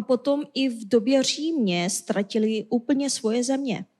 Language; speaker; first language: Czech; non-native, fluent; Korean